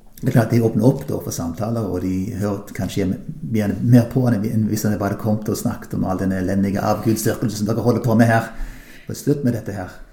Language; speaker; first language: Norwegian; non-native, fluent; English